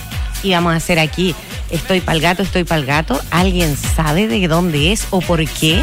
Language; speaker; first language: Spanish; native; Spanish